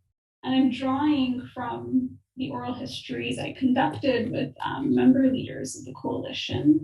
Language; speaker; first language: English; native; English